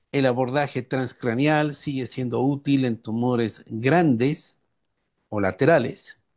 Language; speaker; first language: Spanish; native; Spanish